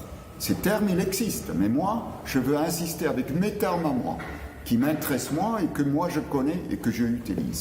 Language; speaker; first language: French; non-native, local second language; German